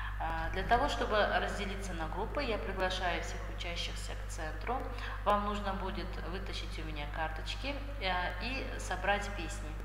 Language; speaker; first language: Russian; non-native, local second language; Kazakh